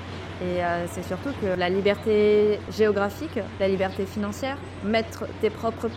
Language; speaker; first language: French; native; French